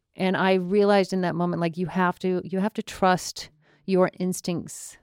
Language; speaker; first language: English; native; English